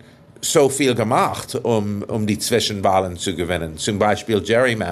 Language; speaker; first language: German; non-native, fluent; English